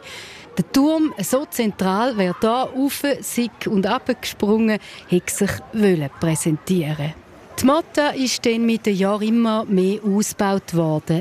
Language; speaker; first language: German; native; German